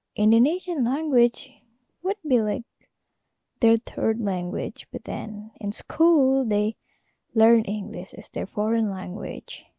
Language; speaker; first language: English; non-native, fluent; Indonesian